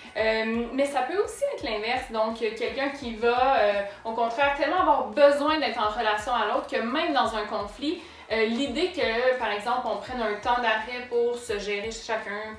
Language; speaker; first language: French; native; French